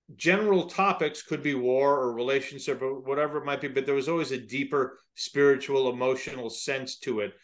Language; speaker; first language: English; native; English